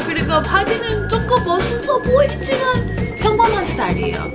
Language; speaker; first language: Korean; non-native, fluent; English